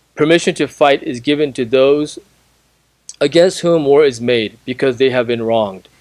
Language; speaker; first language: English; native; English